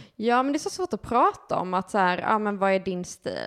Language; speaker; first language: Swedish; native; Swedish